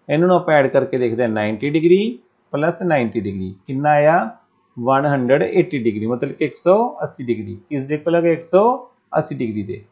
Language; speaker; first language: Hindi; non-native, local second language; Punjabi